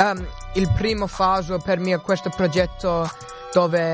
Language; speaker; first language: Italian; early bilingual, heritage; English